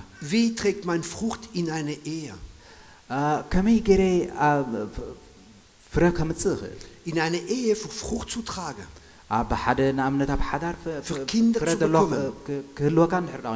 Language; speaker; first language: German; non-native, fluent; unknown